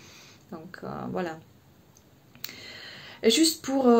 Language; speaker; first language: French; non-native, fluent; Russian